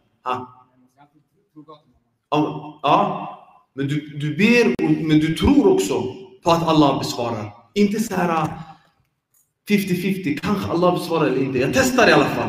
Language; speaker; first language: Swedish; early bilingual, other home language; Arabic